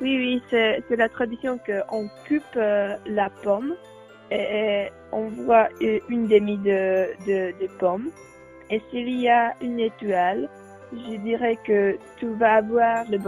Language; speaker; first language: French; non-native, learner; Czech